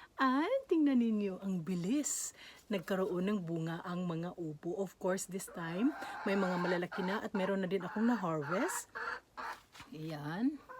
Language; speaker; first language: Filipino; native; Filipino